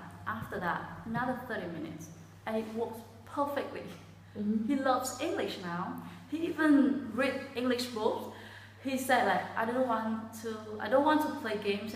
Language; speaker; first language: English; non-native, fluent; Vietnamese